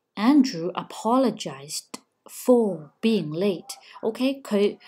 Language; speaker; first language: English; non-native, local second language; Cantonese